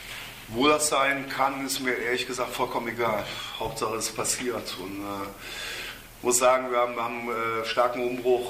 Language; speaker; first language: German; native; German